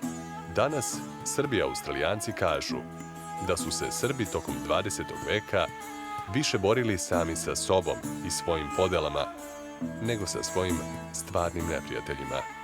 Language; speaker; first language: Bosnian; native; Bosnian